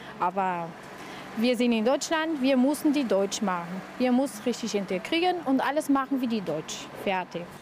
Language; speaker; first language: German; non-native, learner; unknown